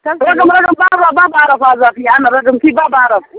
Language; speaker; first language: Arabic; non-native, learner; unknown